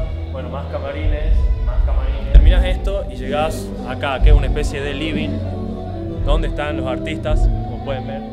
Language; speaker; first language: Spanish; native; Spanish